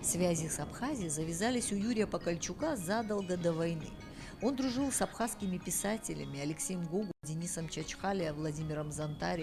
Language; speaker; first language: Russian; native; Russian